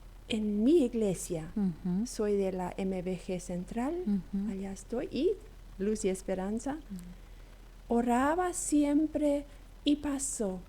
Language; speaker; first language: Spanish; non-native, local second language; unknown